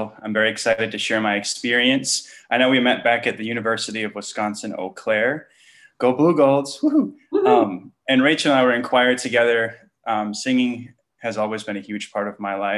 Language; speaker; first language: English; native; English